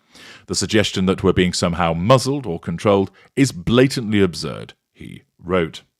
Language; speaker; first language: English; native; English